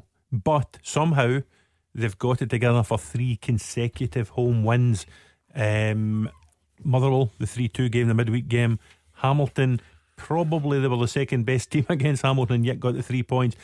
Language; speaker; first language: English; native; English